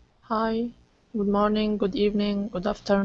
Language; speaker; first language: English; non-native, learner; Arabic